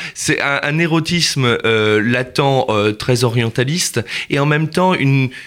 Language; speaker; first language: French; native; French